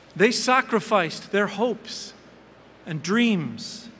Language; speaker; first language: English; native; English